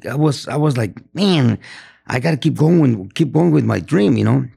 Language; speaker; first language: English; non-native, fluent; Spanish